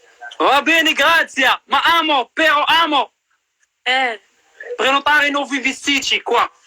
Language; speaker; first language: Italian; non-native, learner; Arabic